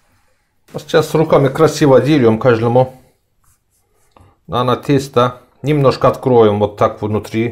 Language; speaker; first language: Russian; non-native, learner; Turkish